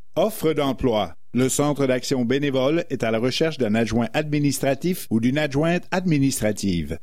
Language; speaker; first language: French; native; French